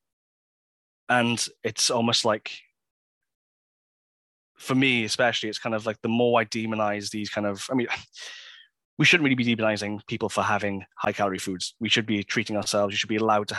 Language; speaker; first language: English; native; English